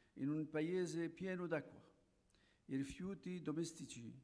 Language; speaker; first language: Italian; non-native, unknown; Arabic